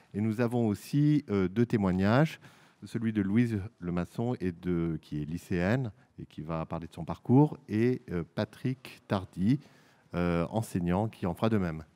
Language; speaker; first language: French; native; French